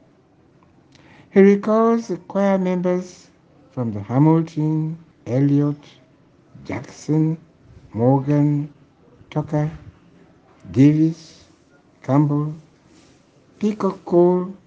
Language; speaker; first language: English; non-native, local second language; Krio